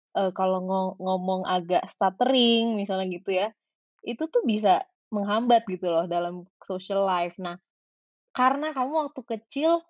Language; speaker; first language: Indonesian; native; Indonesian